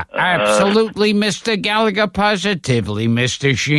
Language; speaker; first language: English; native; English